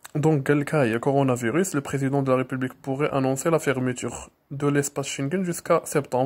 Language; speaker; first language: French; non-native, local second language; Arabic